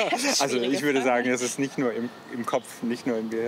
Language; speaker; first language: German; native; German